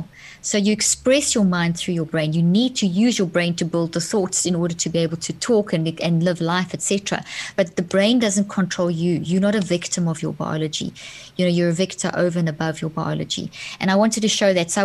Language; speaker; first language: English; native; English